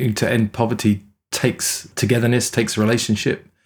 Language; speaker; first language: English; native; English